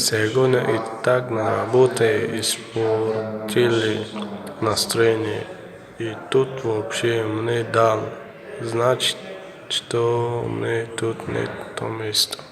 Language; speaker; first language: Russian; non-native, learner; Tajik